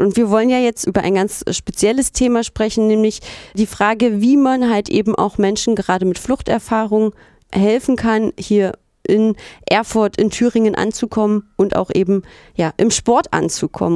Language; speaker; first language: German; native; German